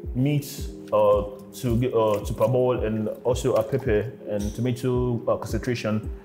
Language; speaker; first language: English; non-native, local second language; Yoruba